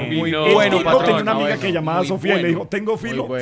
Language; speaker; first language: Spanish; native; Spanish